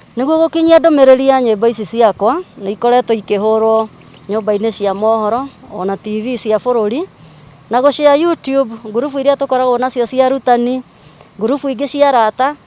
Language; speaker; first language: Kikuyu; native; Kikuyu